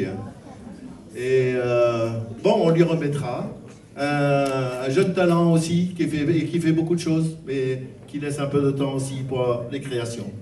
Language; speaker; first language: French; native; French